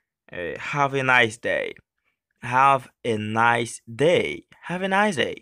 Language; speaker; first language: English; non-native, learner; Haitian Creole